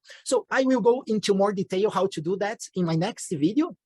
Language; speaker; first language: English; non-native, fluent; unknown